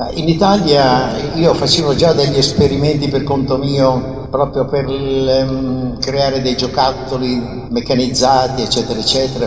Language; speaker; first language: Italian; native; Italian